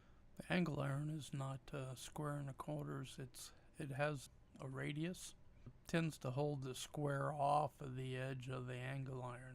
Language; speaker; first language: English; native; English